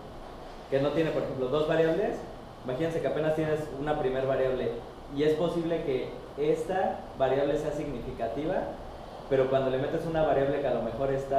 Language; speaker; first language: Spanish; native; Spanish